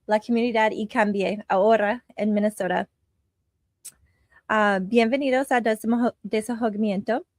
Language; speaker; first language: Spanish; non-native, learner; English